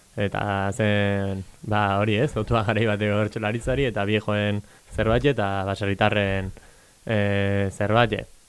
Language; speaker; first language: Basque; native; Basque